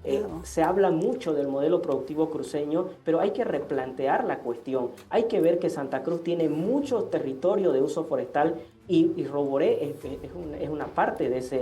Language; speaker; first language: Spanish; native; Spanish